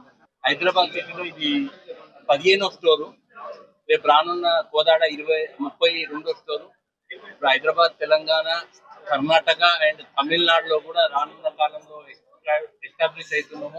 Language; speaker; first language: Telugu; native; Telugu